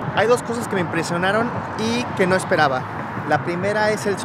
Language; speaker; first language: Spanish; native; Spanish